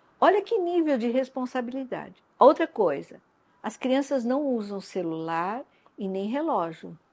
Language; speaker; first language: Portuguese; non-native, local second language; Japanese